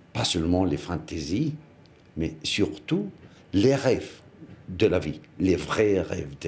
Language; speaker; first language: French; non-native, fluent; Spanish